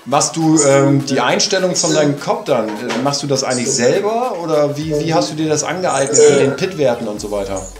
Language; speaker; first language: German; native; German